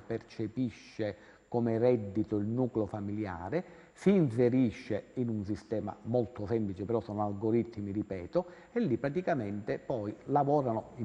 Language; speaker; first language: Italian; native; Italian